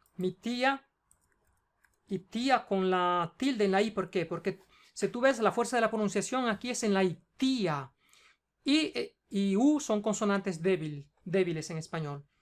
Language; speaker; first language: Spanish; native; Spanish